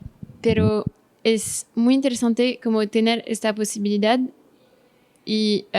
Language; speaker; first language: Spanish; non-native, fluent; French